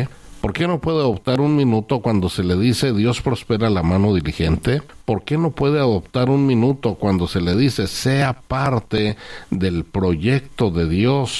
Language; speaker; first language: Spanish; native; Spanish